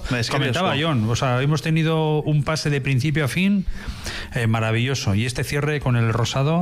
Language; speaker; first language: Spanish; native; Spanish